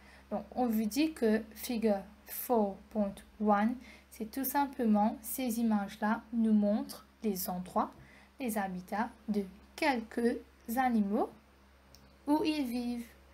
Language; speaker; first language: French; non-native, local second language; Morisyen